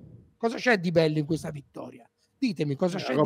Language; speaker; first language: Italian; native; Italian